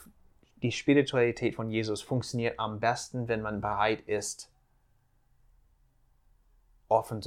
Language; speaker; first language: German; non-native, fluent; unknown